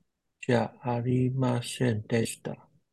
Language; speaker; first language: Japanese; non-native, learner; Chinese